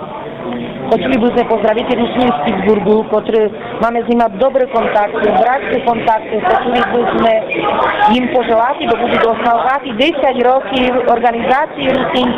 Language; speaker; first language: Slovak; non-native, local second language; Rusyn